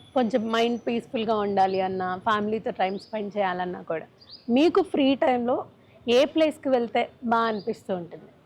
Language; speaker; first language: Telugu; native; Telugu